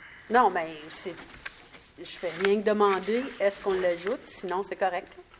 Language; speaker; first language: French; native; French